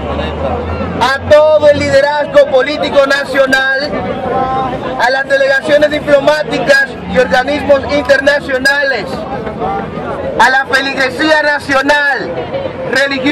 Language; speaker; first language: Spanish; native; Spanish